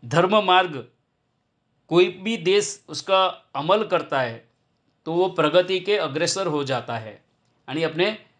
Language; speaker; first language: Hindi; non-native, local second language; Gujarati